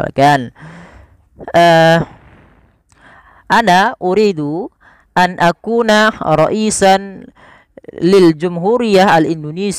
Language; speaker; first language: Arabic; non-native, fluent; Indonesian